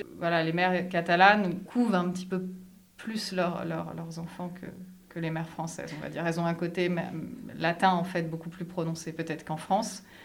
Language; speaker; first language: French; native; French